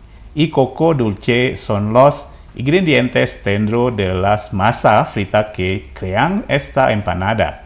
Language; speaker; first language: Spanish; non-native, fluent; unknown